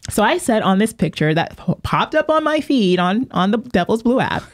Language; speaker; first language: English; native; English